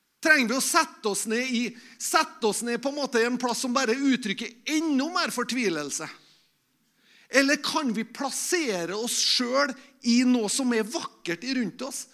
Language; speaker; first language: Norwegian; native; Norwegian